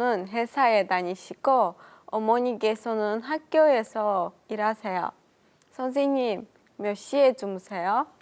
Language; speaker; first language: Korean; non-native, learner; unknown